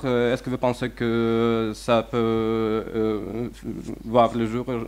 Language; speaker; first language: French; non-native, fluent; Russian